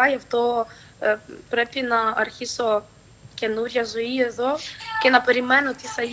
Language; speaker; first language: Greek; non-native, fluent; Ukrainian